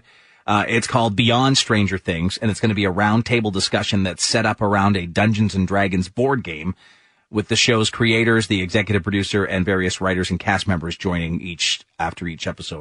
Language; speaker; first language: English; native; English